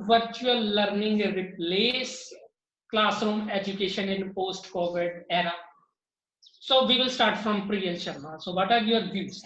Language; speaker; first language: English; non-native, local second language; Punjabi